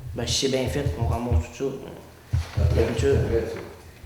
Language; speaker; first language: French; native; French